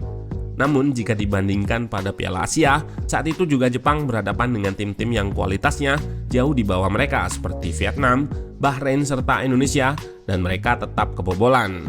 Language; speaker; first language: Indonesian; native; Indonesian